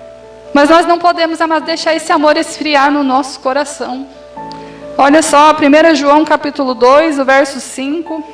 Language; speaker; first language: Portuguese; native; Portuguese